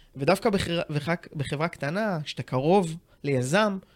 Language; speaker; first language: Hebrew; native; Hebrew